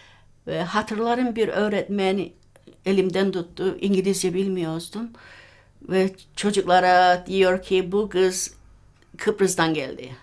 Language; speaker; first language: Turkish; early bilingual, heritage; Turkish